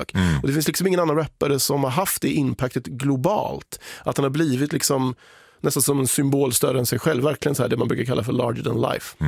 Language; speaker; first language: Swedish; native; Swedish